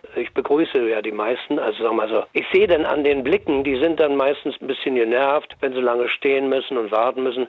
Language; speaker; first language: German; native; German